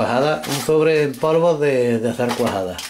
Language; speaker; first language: Spanish; native; Spanish